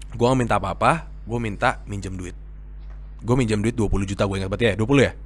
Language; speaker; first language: Indonesian; native; Indonesian